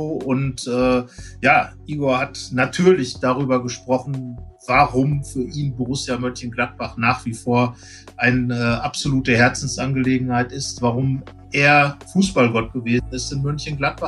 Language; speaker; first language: German; native; German